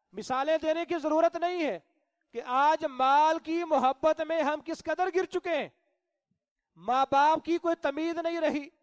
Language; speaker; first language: Urdu; non-native, local second language; Punjabi